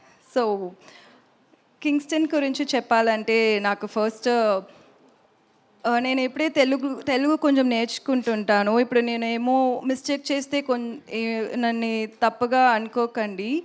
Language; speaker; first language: Telugu; non-native, local second language; Tamil